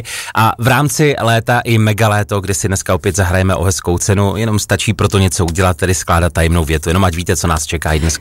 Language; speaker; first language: Czech; native; Czech